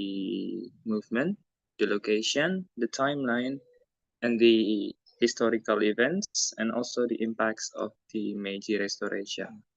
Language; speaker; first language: English; non-native, learner; Indonesian